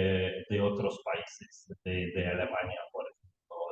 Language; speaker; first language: Spanish; non-native, learner; Lithuanian